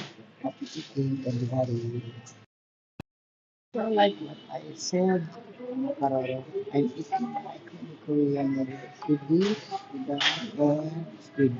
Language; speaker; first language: English; non-native, local second language; Filipino